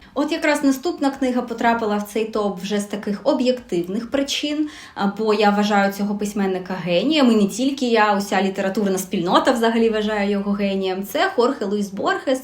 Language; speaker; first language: Ukrainian; non-native, local second language; Russian